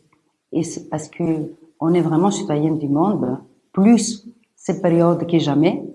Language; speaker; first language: French; non-native, fluent; Greek